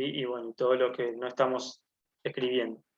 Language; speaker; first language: Spanish; native; Spanish